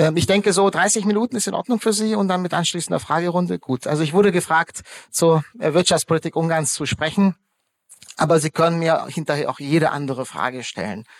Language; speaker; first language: German; early bilingual, other home language; Hungarian